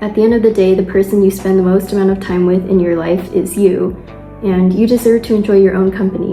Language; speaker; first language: English; native; English